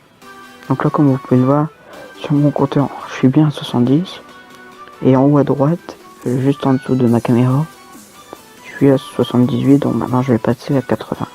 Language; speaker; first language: French; native; French